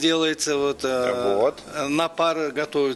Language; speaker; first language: Russian; non-native, learner; Kyrgyz